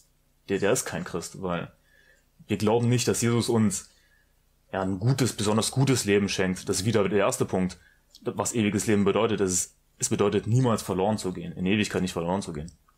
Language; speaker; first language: German; native; German